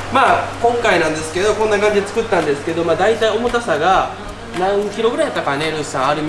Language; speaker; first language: Japanese; native; Japanese